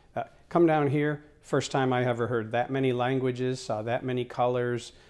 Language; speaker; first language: English; native; English